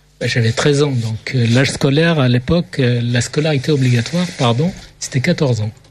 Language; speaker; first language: French; early bilingual, other home language; Arabic